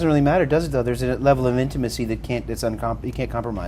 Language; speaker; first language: English; native; English